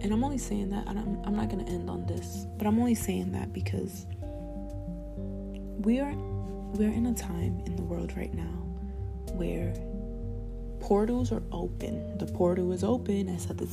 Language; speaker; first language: English; early bilingual, other home language; Spanish